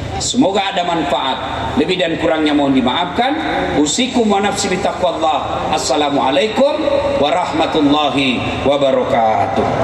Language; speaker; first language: Indonesian; non-native, local second language; Buginese